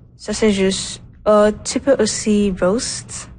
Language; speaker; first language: French; non-native, learner; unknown